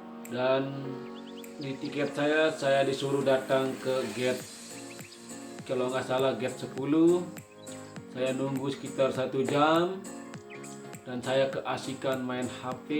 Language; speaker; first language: Indonesian; non-native, local second language; Sasak